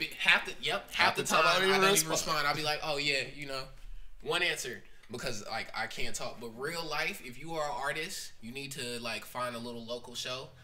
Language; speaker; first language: English; native; English